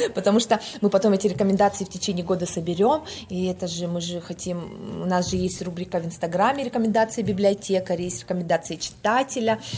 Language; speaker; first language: Russian; non-native, local second language; Yakut